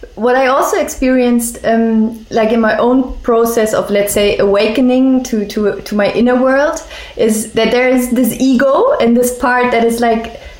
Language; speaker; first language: English; non-native, fluent; German